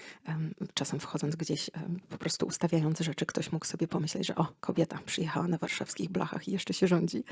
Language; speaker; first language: Polish; native; Polish